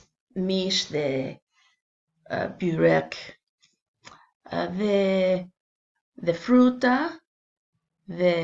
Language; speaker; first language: Albanian; non-native, learner; English